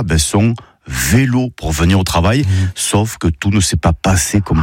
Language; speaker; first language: French; native; French